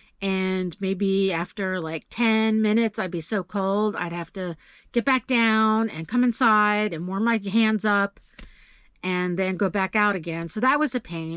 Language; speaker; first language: English; native; English